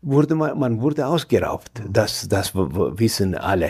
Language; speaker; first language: German; non-native, fluent; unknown